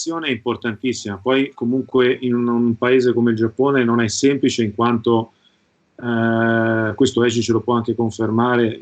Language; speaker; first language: Italian; native; Italian